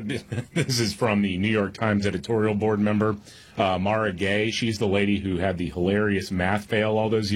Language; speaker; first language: English; native; English